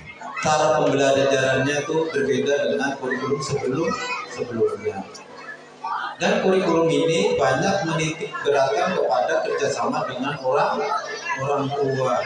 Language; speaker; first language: Indonesian; non-native, local second language; Banjar